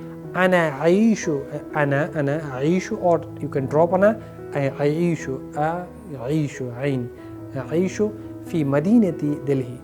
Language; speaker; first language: Arabic; non-native, fluent; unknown